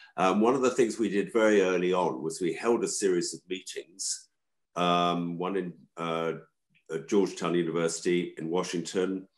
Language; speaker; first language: English; native; English